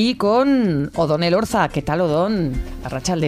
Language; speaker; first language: Spanish; native; Spanish